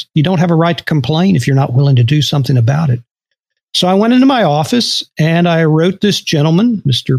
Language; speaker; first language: English; native; English